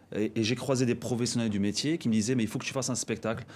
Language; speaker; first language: French; non-native, local second language; Arabic